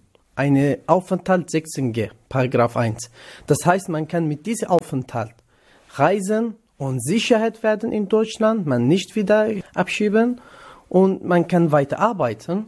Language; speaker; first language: German; non-native, learner; Kurdish